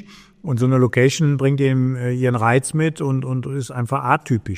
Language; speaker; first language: German; native; German